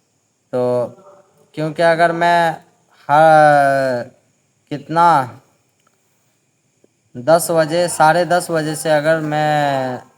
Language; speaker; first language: Hindi; native; Hindi